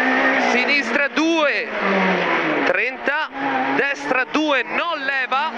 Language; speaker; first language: Italian; native; Italian